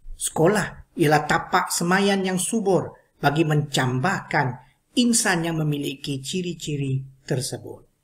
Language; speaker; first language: Malay; non-native, local second language; Chinese